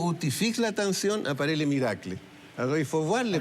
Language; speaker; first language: French; non-native, fluent; Spanish